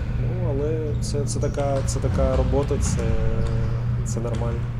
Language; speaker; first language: Ukrainian; non-native, local second language; Russian